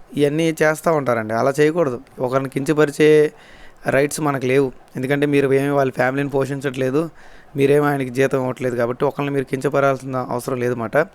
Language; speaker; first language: Telugu; native; Telugu